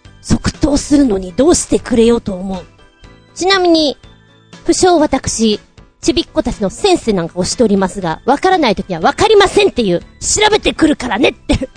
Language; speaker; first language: Japanese; native; Japanese